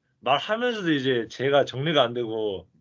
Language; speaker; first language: Korean; native; Korean